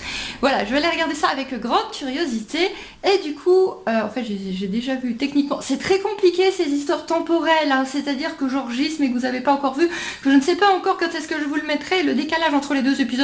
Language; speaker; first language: French; native; French